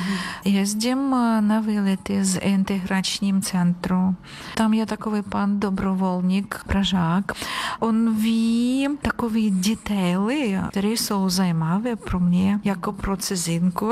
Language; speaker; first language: Czech; non-native, learner; Ukrainian